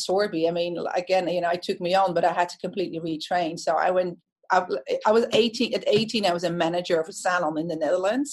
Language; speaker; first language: English; non-native, fluent; Dutch